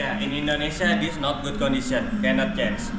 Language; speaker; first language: English; non-native, learner; Indonesian